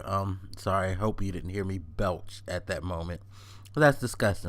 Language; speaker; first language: English; native; English